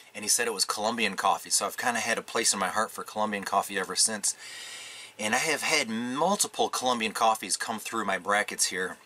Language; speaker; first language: English; native; English